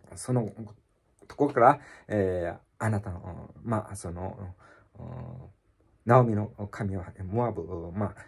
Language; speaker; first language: Japanese; native; Japanese